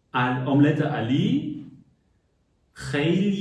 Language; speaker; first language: Persian; non-native, learner; German